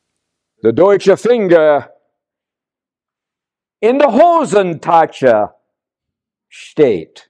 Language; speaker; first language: German; non-native, learner; English